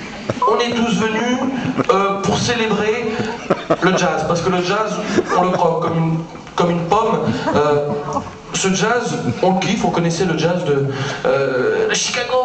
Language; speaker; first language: French; native; French